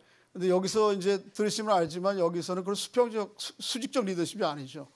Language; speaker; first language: Korean; native; Korean